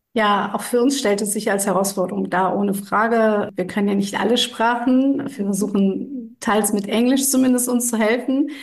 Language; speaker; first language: German; early bilingual, other home language; Turkish